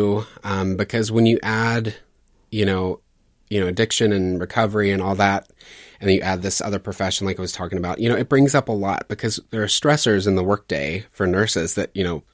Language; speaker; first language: English; native; English